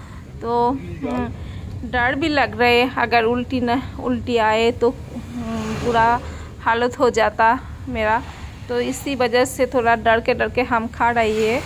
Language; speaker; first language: Hindi; non-native, local second language; Bangla